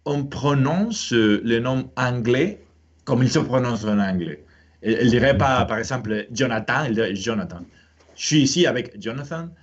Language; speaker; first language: French; non-native, fluent; Spanish